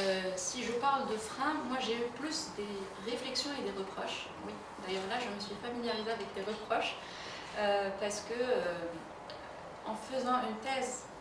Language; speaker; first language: French; native; French